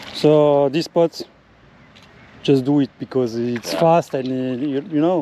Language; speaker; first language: English; non-native, learner; French